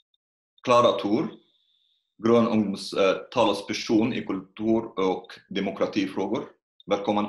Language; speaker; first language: Swedish; non-native, fluent; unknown